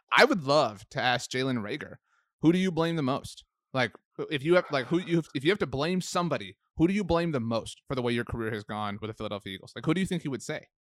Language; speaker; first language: English; native; English